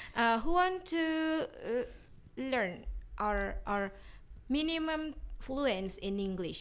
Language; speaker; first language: English; non-native, learner; Javanese